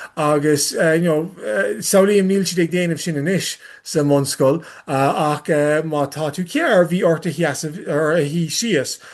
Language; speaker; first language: Irish; non-native, learner; English